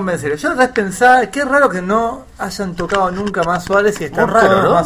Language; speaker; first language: Spanish; native; Spanish